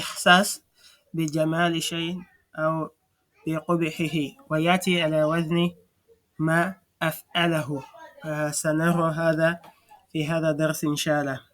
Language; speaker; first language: Arabic; non-native, fluent; French